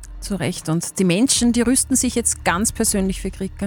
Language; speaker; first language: German; native; German